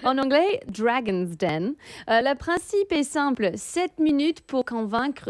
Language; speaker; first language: French; native; French